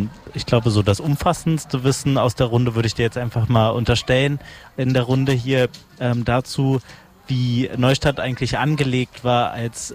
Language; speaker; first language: German; native; German